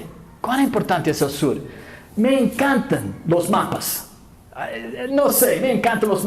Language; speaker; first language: Spanish; non-native, fluent; English